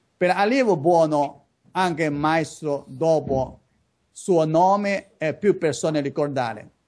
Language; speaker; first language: Italian; non-native, learner; Chinese